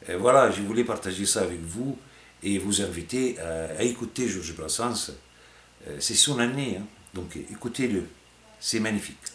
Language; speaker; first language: French; non-native, fluent; Arabic